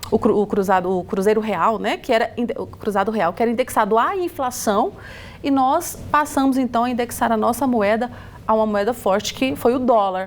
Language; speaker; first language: Portuguese; native; Portuguese